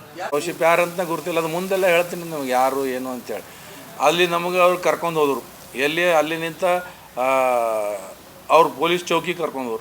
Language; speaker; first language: Kannada; native; Kannada